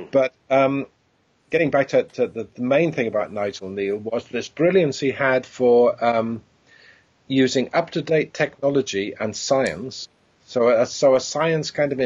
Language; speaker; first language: English; native; English